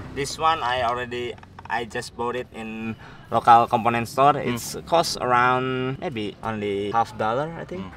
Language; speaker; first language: English; non-native, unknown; Indonesian